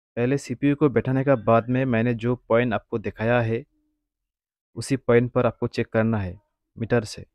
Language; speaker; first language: Hindi; non-native, local second language; Bangla